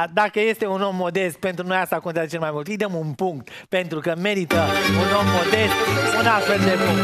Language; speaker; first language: Romanian; native; Romanian